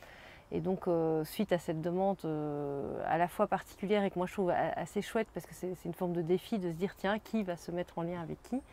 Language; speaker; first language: French; native; French